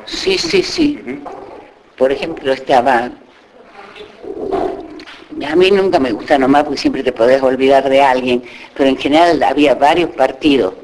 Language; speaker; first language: Spanish; native; Spanish